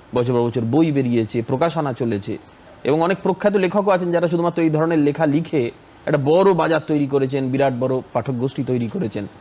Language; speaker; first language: Bangla; native; Bangla